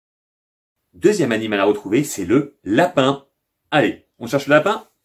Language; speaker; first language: French; native; French